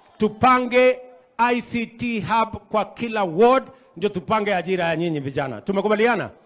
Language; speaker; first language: Swahili; non-native, local second language; Kalenjin